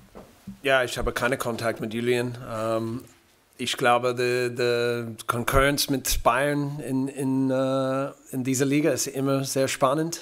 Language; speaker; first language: German; non-native, fluent; English